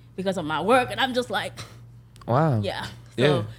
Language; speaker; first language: English; early bilingual, other home language; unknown